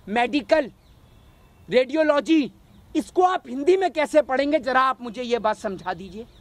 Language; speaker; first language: Hindi; native; Hindi